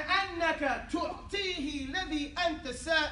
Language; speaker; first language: Arabic; non-native, fluent; English